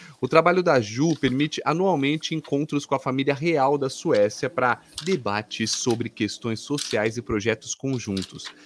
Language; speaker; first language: Portuguese; native; Portuguese